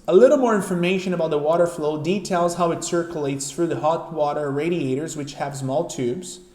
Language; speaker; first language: English; non-native, fluent; Portuguese